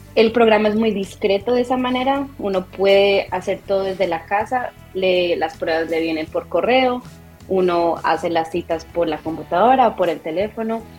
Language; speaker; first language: Spanish; native; Spanish